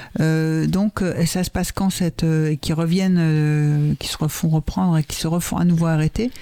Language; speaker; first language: French; native; French